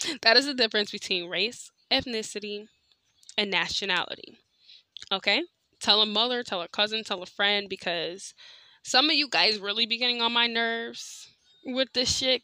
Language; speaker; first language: English; native; English